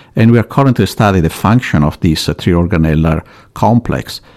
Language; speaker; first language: English; non-native, fluent; Italian